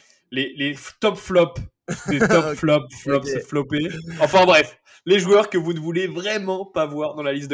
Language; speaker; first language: French; native; French